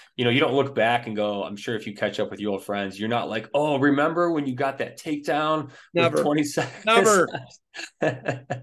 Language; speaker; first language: English; native; English